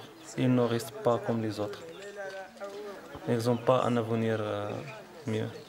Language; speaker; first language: French; non-native, local second language; Arabic